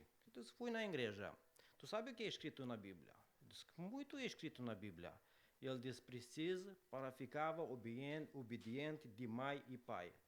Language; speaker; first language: Portuguese; non-native, learner; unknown